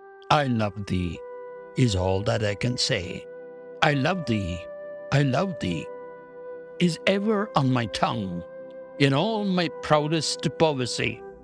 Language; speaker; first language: English; non-native, local second language; Tamil